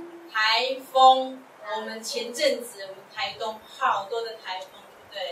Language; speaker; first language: Chinese; non-native, local second language; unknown